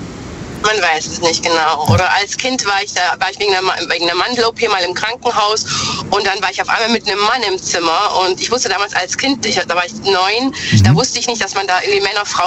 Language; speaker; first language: German; early bilingual, other home language; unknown